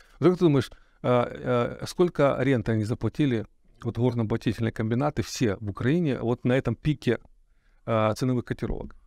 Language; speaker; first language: Russian; native; Russian